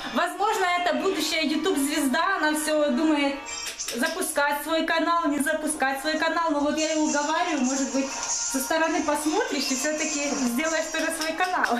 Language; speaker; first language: Russian; native; Russian